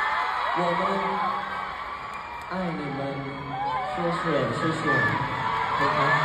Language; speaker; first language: Chinese; non-native, learner; Thai